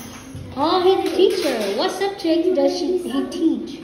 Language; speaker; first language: English; non-native, fluent; Vietnamese